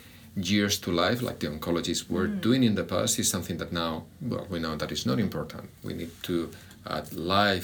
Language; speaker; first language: English; non-native, fluent; Spanish